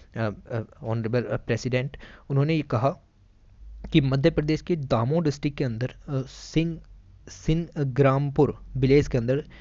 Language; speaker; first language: Hindi; native; Hindi